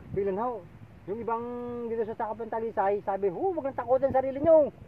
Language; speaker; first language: Filipino; native; Filipino